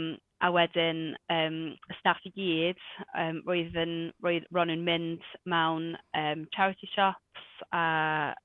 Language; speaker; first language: Welsh; non-native, local second language; English